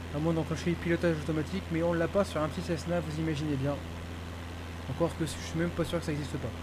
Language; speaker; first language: French; native; French